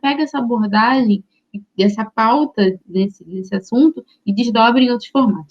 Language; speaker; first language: Portuguese; native; Portuguese